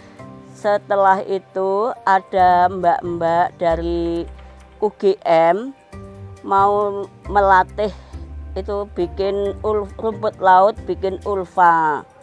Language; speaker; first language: Indonesian; non-native, local second language; Javanese